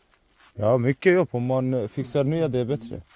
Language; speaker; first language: Swedish; non-native, learner; Turkish